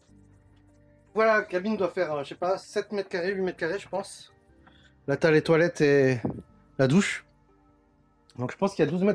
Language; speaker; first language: French; native; French